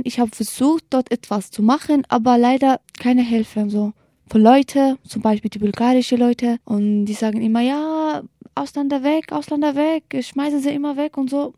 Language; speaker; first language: German; non-native, learner; Kurdish